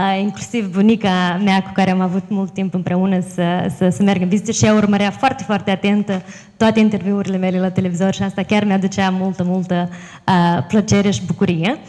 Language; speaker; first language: Romanian; early bilingual, heritage; Romanian